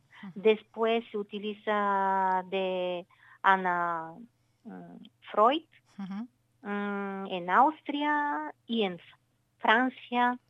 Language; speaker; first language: Spanish; non-native, learner; Bulgarian